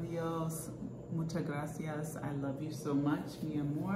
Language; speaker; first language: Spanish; non-native, learner; English